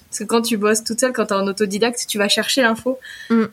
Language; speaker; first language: French; native; French